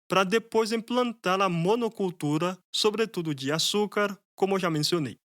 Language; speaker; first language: Portuguese; non-native, fluent; Haitian Creole